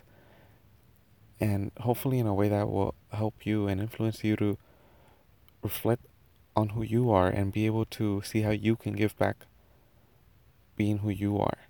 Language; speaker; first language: English; early bilingual, other home language; Spanish